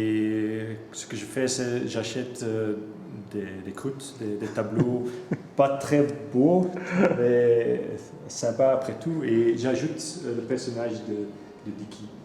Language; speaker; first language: French; non-native, local second language; Dutch